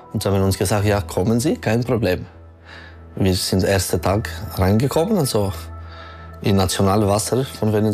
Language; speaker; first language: German; non-native, learner; French